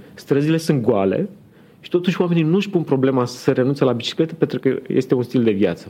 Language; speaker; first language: Romanian; native; Romanian